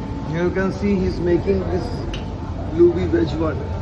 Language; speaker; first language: English; non-native, local second language; Bangla